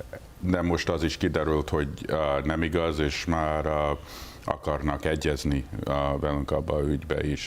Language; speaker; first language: Hungarian; early bilingual, heritage; English